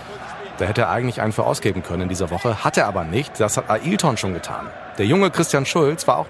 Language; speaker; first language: German; native; German